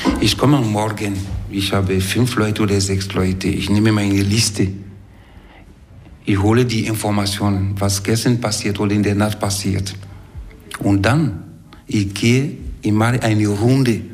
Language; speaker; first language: German; non-native, fluent; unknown